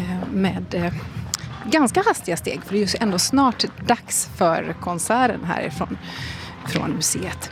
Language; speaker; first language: Swedish; native; Swedish